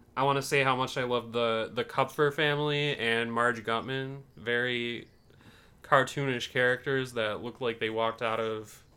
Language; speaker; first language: English; native; English